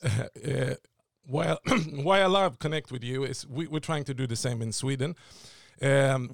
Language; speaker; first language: English; non-native, fluent; Swedish